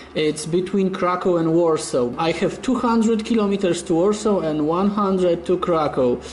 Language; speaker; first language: English; non-native, learner; Polish